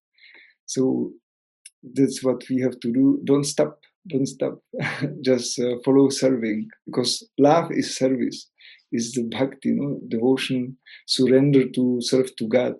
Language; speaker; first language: English; non-native, learner; Czech